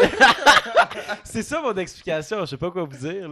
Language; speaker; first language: French; native; French